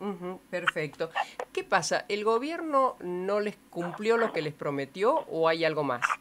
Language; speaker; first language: Spanish; native; Spanish